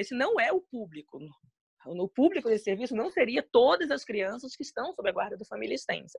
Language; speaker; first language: Portuguese; native; Portuguese